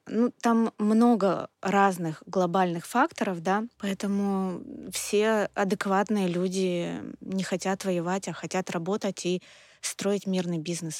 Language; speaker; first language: Russian; native; Russian